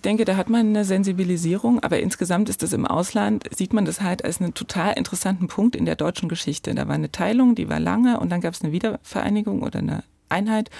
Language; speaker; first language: German; native; German